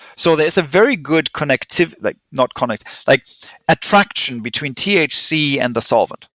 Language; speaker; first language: English; non-native, fluent; German